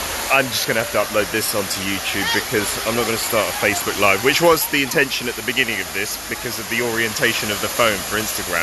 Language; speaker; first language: English; native; English